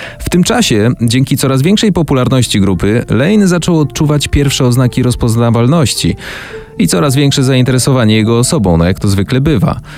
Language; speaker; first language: Polish; native; Polish